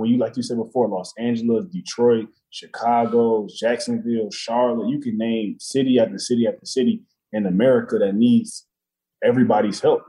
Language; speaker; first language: English; native; English